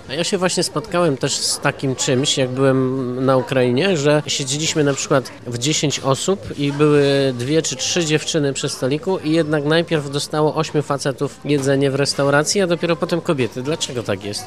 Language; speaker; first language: Polish; native; Polish